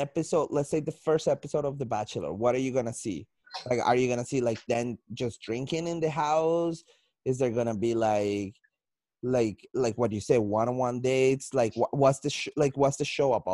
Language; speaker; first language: English; non-native, fluent; Spanish